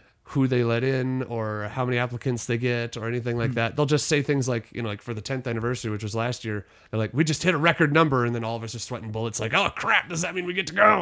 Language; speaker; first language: English; native; English